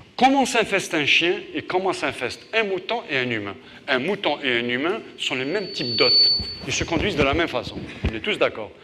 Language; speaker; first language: French; non-native, local second language; Arabic